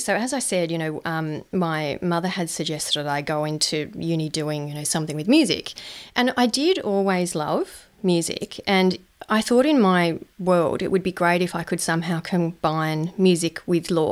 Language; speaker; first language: English; native; English